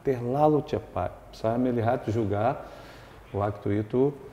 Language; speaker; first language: Indonesian; non-native, fluent; Portuguese